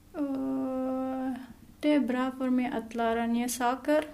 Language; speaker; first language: Swedish; non-native, learner; Indonesian